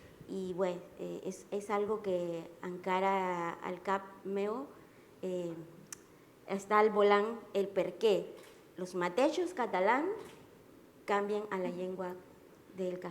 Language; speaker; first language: Catalan; non-native, learner; Spanish